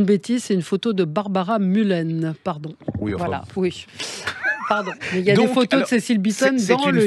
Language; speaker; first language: French; native; French